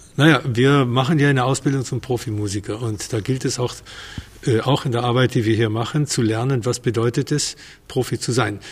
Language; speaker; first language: German; non-native, fluent; Spanish